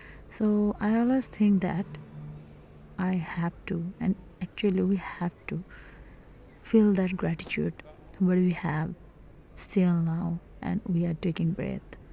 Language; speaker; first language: English; non-native, local second language; Bangla